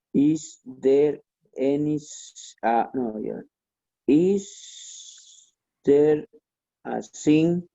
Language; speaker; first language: English; non-native, learner; Spanish